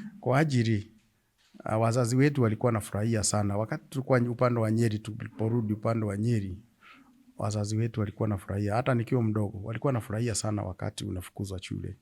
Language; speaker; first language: Swahili; non-native, local second language; Kikuyu